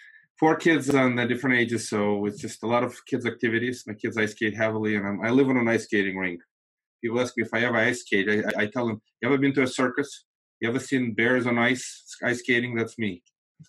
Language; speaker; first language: English; non-native, fluent; Russian